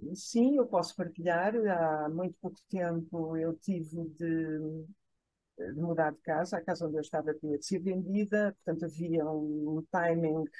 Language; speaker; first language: Portuguese; native; Portuguese